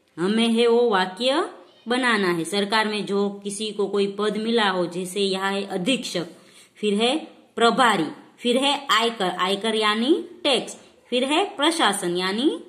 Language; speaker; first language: Hindi; non-native, local second language; Gujarati